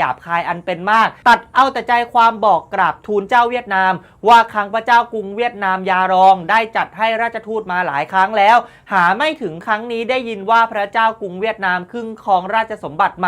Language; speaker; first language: Thai; native; Thai